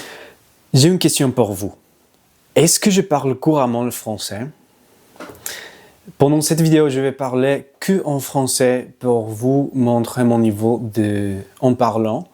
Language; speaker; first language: French; non-native, learner; English